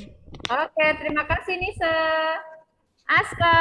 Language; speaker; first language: Indonesian; native; Indonesian